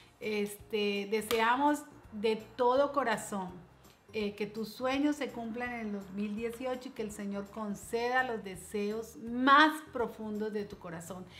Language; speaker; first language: Spanish; native; Spanish